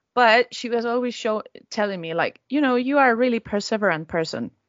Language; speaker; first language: English; non-native, fluent; Spanish